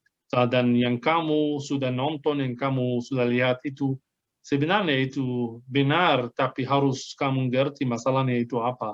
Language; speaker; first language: Indonesian; non-native, fluent; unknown